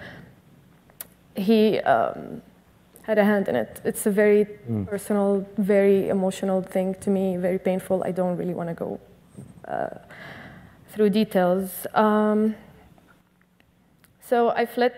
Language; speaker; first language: English; non-native, fluent; Arabic